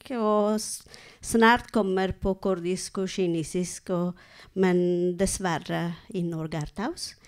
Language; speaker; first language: Norwegian; non-native, learner; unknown